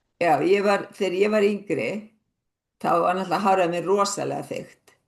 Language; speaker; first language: Icelandic; native; Icelandic